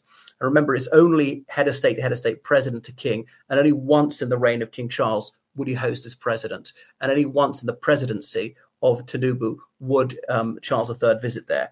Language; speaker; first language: English; native; English